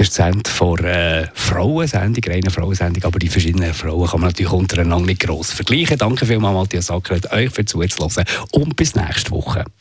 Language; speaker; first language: German; native; German